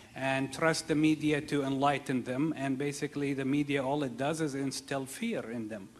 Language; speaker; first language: English; non-native, fluent; Arabic